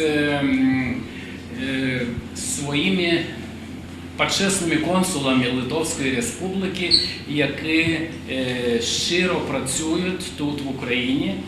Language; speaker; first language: Ukrainian; non-native, fluent; Lithuanian